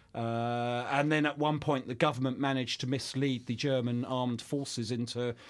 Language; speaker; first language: English; native; English